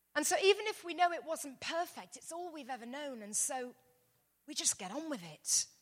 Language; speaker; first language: English; native; English